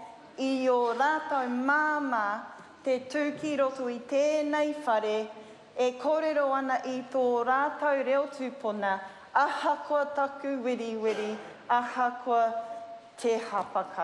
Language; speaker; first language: Māori; non-native, learner; English